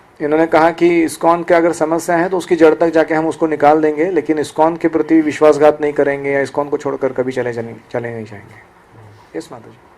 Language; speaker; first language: Hindi; non-native, local second language; Marathi